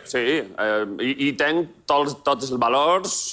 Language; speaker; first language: Catalan; non-native, local second language; Spanish